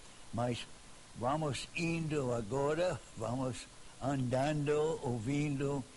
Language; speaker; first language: Portuguese; non-native, fluent; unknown